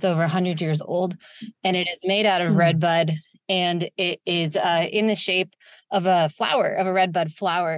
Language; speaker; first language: English; native; English